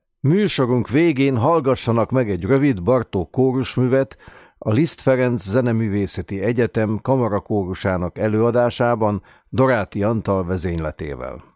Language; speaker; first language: Hungarian; native; Hungarian